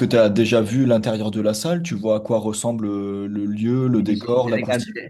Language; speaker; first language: French; native; French